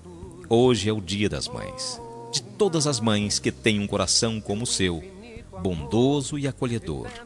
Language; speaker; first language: Portuguese; native; Portuguese